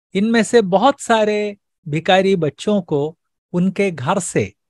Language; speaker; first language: Hindi; native; Hindi